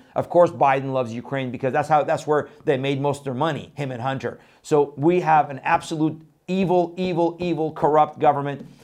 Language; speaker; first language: English; non-native, fluent; Persian